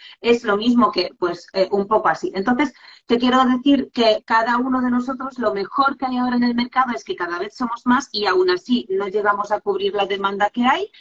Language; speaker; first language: Spanish; non-native, fluent; Polish